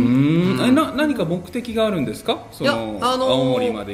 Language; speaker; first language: Japanese; native; Japanese